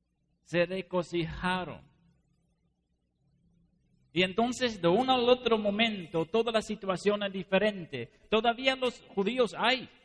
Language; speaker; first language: Spanish; non-native, fluent; Dutch